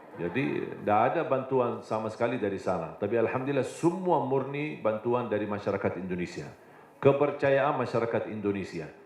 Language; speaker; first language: Indonesian; non-native, fluent; Arabic